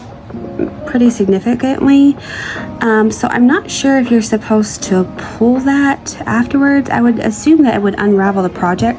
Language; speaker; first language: English; native; English